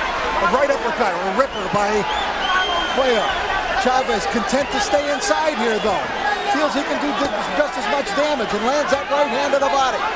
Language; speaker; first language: English; native; English